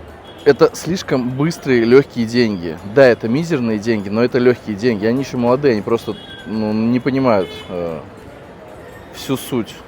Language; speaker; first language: Russian; native; Russian